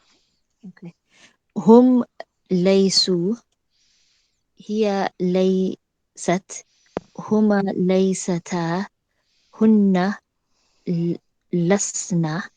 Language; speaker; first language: Arabic; non-native, learner; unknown